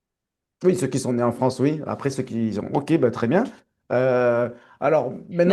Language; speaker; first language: French; native; French